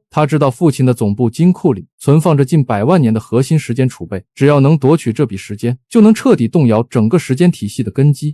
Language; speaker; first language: Chinese; native; Chinese